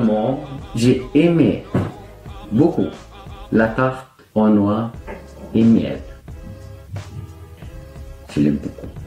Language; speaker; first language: French; non-native, fluent; Arabic